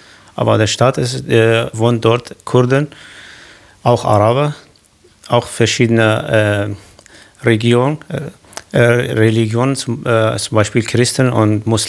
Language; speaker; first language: German; non-native, learner; Kurdish